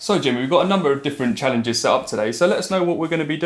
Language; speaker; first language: English; native; English